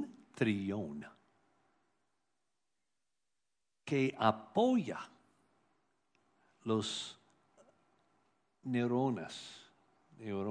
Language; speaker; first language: Spanish; non-native, learner; English